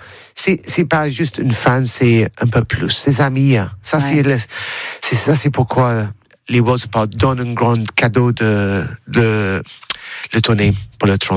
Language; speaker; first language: French; non-native, learner; English